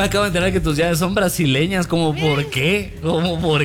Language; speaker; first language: Spanish; native; Spanish